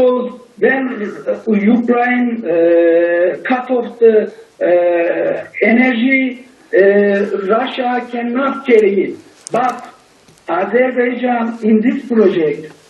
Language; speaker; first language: English; non-native, learner; Turkish